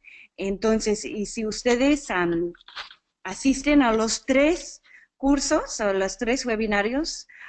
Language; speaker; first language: Spanish; non-native, fluent; English